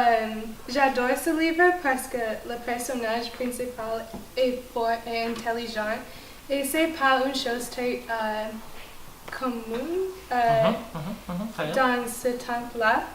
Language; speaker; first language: French; non-native, fluent; English